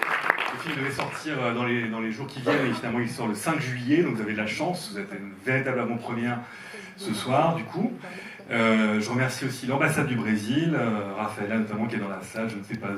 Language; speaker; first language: French; native; French